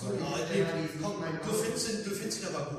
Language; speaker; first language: German; native; German